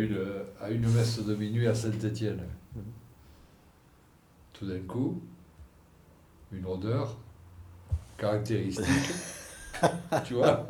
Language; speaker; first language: French; native; French